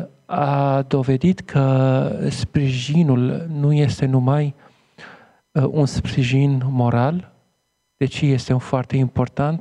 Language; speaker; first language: Romanian; non-native, fluent; Arabic